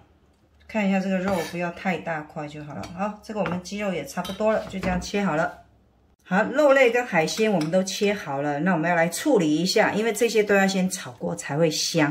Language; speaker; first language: Chinese; native; Chinese